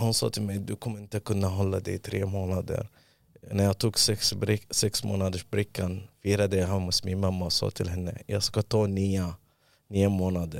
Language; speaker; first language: Swedish; early bilingual, other home language; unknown